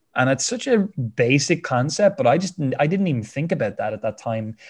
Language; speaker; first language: English; native; English